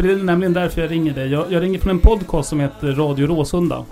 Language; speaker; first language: Swedish; native; Swedish